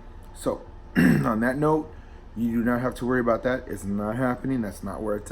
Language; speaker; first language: English; native; English